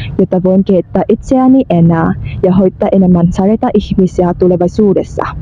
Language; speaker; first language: Finnish; non-native, learner; Vietnamese